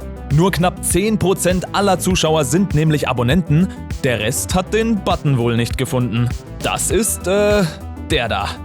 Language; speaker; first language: German; native; German